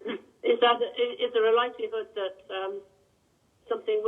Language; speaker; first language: English; native; English